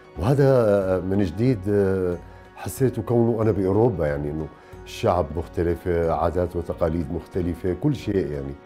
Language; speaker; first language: Arabic; native; Arabic